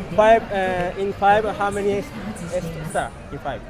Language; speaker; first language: English; non-native, learner; Japanese